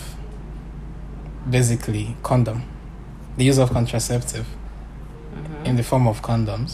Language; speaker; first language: English; non-native, local second language; Igbo